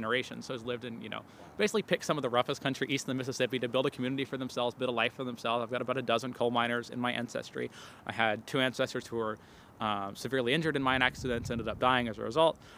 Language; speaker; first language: English; native; English